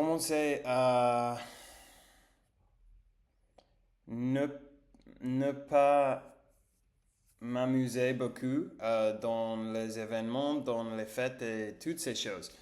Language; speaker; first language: French; non-native, learner; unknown